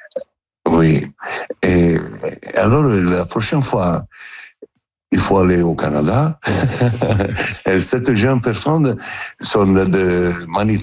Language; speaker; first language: French; non-native, learner; Italian